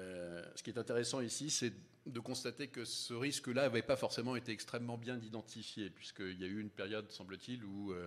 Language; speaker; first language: French; native; French